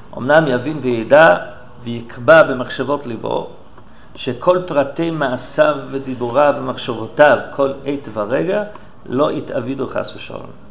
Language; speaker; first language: Hebrew; non-native, fluent; English